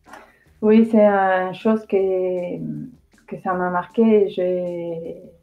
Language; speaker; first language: French; non-native, fluent; Spanish